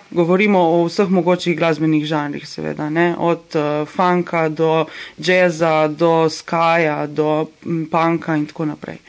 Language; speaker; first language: Slovenian; native; Slovenian